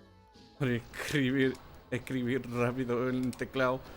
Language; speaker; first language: Spanish; non-native, learner; English